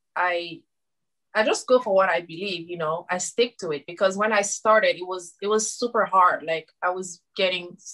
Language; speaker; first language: English; non-native, fluent; Susu